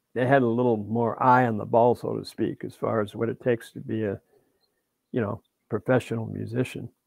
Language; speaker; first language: English; native; English